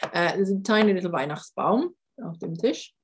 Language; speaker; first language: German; non-native, fluent; English